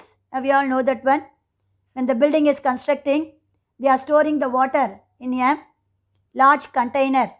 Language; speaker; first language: English; non-native, local second language; Tamil